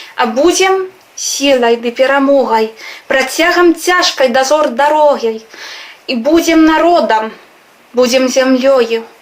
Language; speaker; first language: Belarusian; non-native, fluent; Spanish